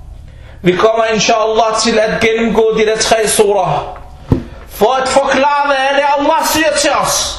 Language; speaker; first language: Danish; early bilingual, other home language; Arabic